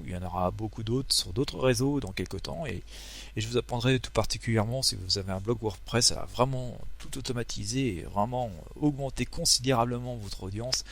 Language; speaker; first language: French; native; French